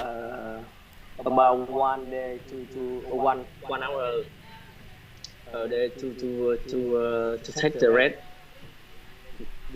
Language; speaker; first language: English; non-native, learner; Vietnamese